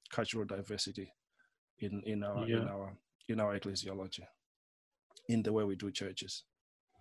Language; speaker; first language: English; non-native, local second language; Nyanja